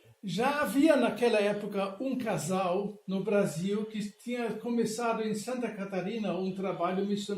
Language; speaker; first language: Portuguese; non-native, fluent; German